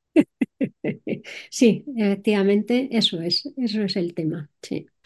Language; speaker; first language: Spanish; native; Spanish